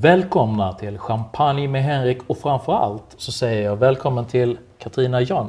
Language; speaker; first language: Swedish; native; Swedish